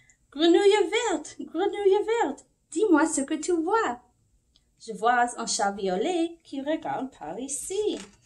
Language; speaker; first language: French; non-native, fluent; English